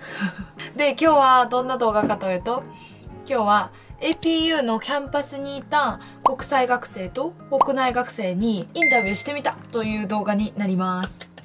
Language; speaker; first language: Japanese; native; Japanese